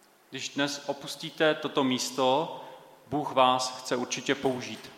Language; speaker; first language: Czech; native; Czech